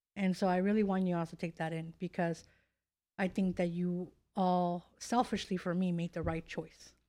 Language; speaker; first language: English; native; English